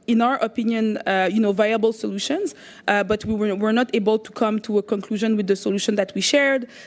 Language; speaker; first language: English; non-native, local second language; French